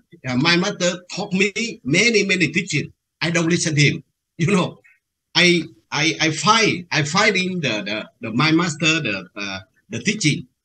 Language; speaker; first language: English; non-native, learner; Vietnamese